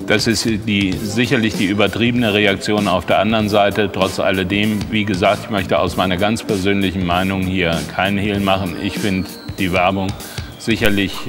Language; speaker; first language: German; native; German